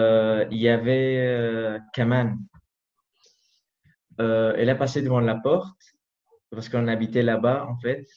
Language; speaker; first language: French; non-native, learner; Arabic